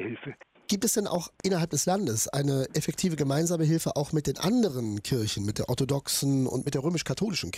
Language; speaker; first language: German; native; German